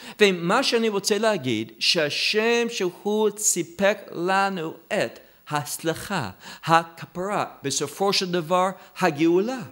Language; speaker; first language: Hebrew; non-native, fluent; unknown